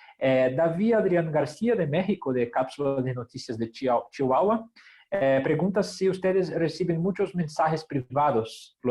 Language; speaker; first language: Spanish; non-native, fluent; Portuguese